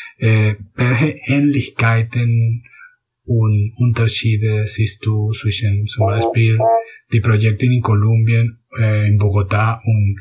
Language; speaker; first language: German; non-native, fluent; Spanish